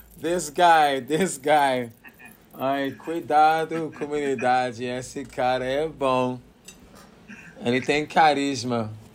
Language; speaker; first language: Portuguese; non-native, learner; English